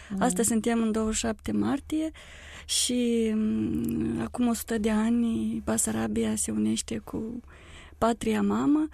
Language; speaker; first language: Romanian; native; Romanian